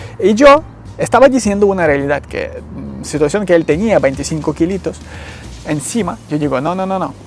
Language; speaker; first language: Spanish; non-native, learner; Ukrainian